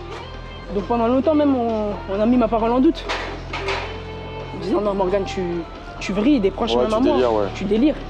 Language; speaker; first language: French; native; French